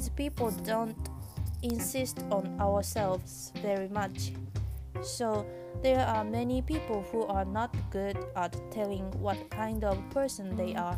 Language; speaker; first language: English; non-native, fluent; Japanese